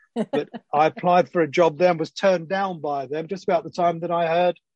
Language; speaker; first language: English; early bilingual, other home language; Greek